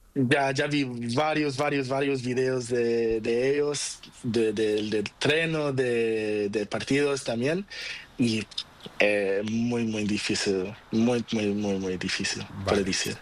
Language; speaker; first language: Spanish; non-native, learner; Portuguese